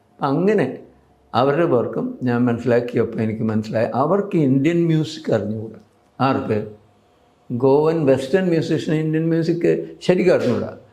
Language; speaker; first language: Malayalam; native; Malayalam